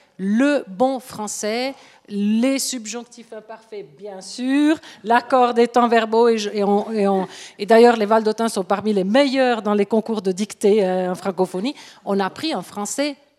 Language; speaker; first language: French; non-native, local second language; Italian